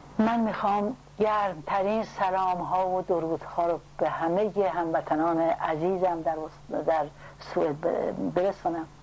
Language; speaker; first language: Persian; native; Persian